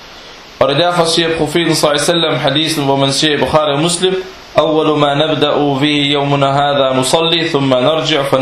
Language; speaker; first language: Danish; non-native, fluent; Arabic